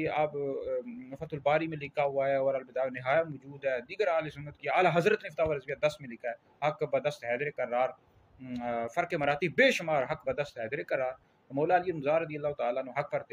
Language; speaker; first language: Urdu; native; Urdu